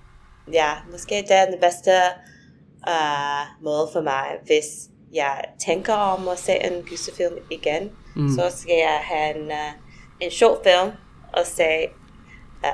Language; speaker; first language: Danish; non-native, fluent; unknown